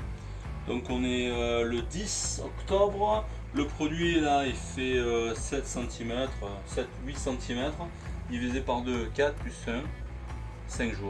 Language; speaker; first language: French; native; French